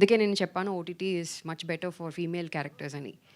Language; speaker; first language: Telugu; non-native, fluent; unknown